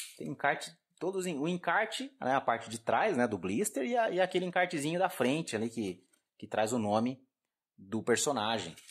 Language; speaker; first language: Portuguese; native; Portuguese